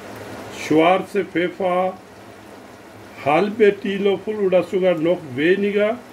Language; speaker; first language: German; non-native, learner; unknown